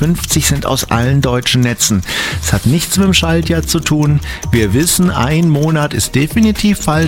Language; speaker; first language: German; native; German